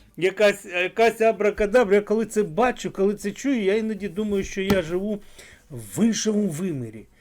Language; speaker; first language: Ukrainian; non-native, local second language; Russian